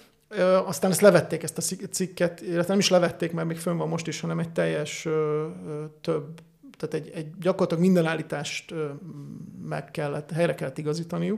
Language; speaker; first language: Hungarian; native; Hungarian